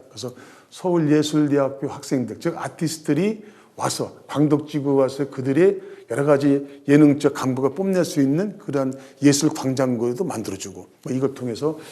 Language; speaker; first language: Korean; native; Korean